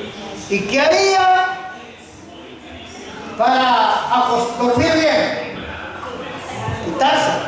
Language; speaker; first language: Spanish; native; Spanish